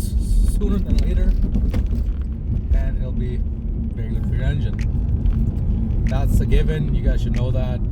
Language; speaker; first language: English; native; English